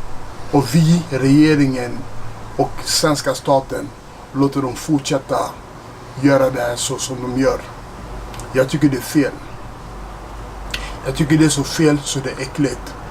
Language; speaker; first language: Swedish; non-native, fluent; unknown